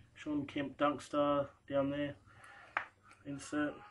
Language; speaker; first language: English; native; English